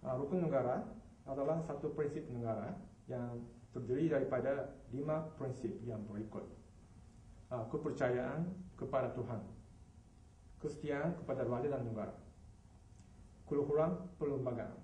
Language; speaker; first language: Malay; non-native, fluent; Japanese